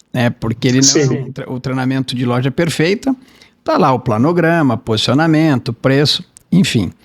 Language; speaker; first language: Portuguese; native; Portuguese